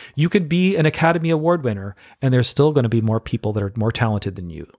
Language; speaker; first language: English; native; English